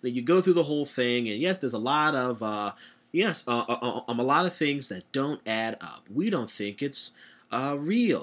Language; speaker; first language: English; native; English